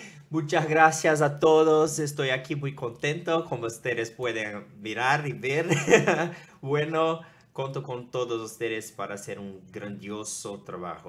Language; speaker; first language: Spanish; non-native, learner; Portuguese